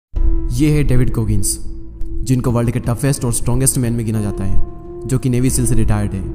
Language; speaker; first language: Hindi; native; Hindi